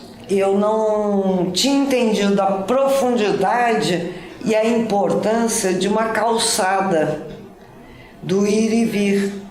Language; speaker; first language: Portuguese; native; Portuguese